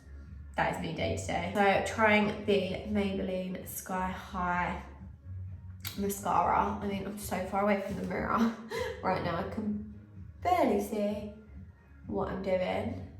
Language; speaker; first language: English; native; English